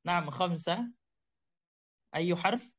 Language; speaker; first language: Arabic; non-native, fluent; Indonesian